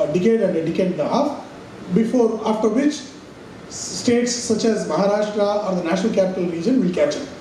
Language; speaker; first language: English; non-native, local second language; Tamil